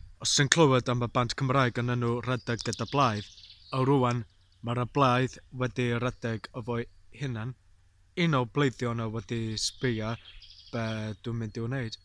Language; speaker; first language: Welsh; non-native, local second language; English